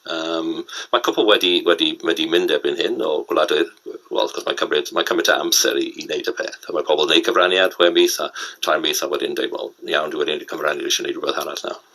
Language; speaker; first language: Welsh; non-native, local second language; English